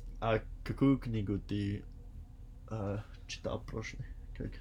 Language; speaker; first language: Russian; non-native, learner; English